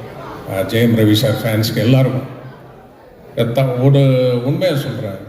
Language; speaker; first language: Tamil; non-native, fluent; Telugu